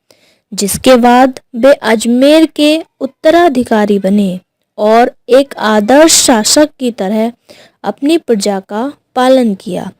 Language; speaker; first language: Hindi; native; Hindi